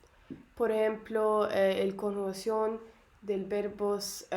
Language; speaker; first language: Spanish; non-native, learner; Arabic